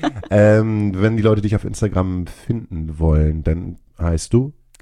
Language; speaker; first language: German; native; German